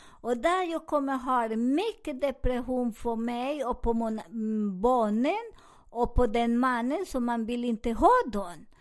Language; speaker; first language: Swedish; non-native, learner; Spanish